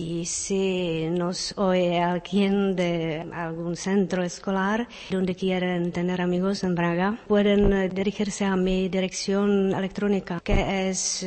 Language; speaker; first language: Spanish; non-native, fluent; Czech